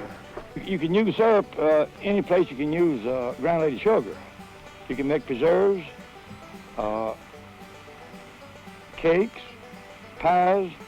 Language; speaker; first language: English; native; English